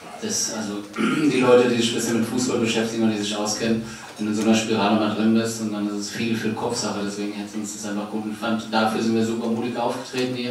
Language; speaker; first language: German; native; German